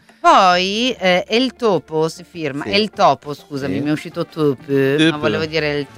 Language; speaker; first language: Italian; native; Italian